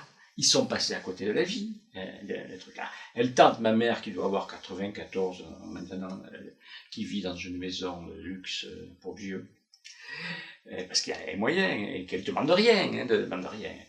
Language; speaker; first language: French; native; French